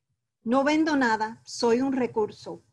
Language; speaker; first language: Spanish; early bilingual, heritage; Spanish